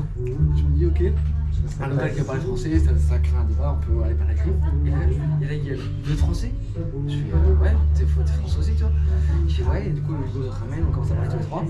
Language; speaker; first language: French; native; French